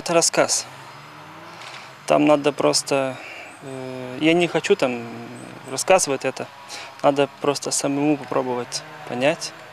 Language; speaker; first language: Russian; non-native, learner; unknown